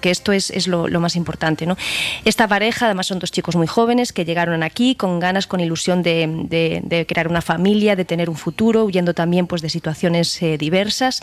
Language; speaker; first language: Spanish; native; Spanish